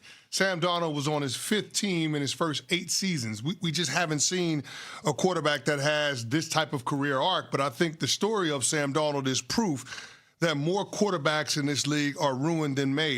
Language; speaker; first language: English; native; English